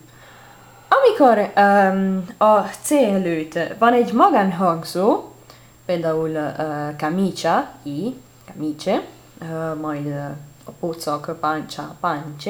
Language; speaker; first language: Hungarian; non-native, learner; Italian